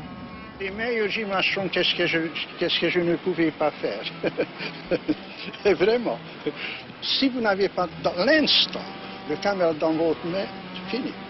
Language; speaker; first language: French; non-native, learner; Hungarian